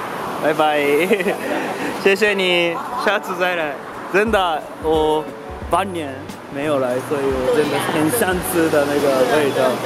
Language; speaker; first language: Chinese; non-native, learner; Japanese